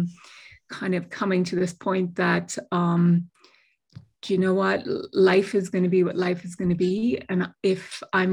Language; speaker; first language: English; native; English